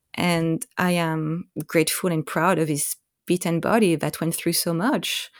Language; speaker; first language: English; non-native, fluent; French